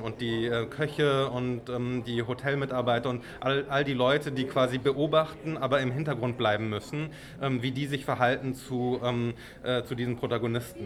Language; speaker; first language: German; native; German